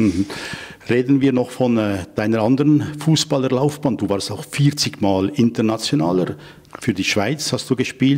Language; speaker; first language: German; native; German